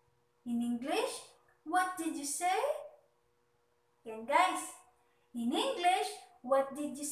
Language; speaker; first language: English; non-native, local second language; Cebuano